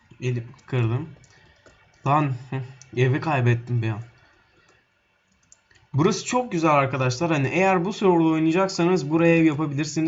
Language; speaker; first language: Turkish; native; Turkish